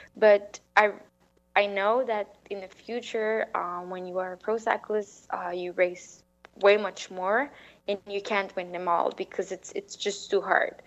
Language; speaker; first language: English; non-native, fluent; French